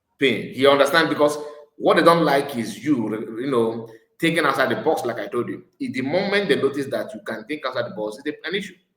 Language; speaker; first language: English; non-native, local second language; Igbo